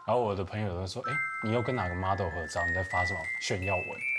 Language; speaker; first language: Chinese; native; Chinese